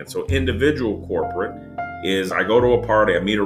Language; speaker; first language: English; native; English